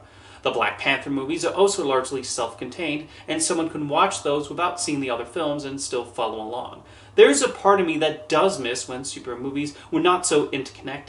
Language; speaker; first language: English; native; English